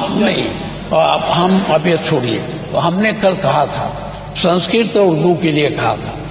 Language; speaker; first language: Hindi; native; Hindi